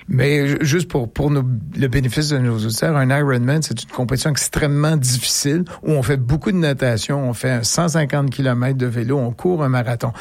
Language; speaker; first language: French; native; French